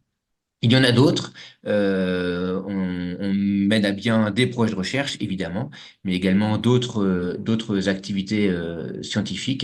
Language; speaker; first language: French; native; French